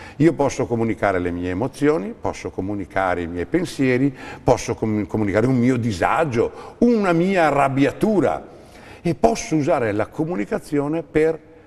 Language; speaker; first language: Italian; native; Italian